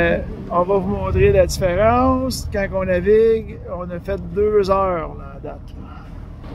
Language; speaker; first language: French; native; French